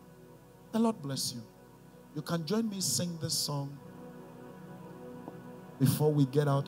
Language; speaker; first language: English; non-native, local second language; Ga